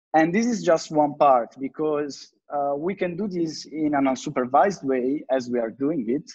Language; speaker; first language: English; non-native, fluent; Italian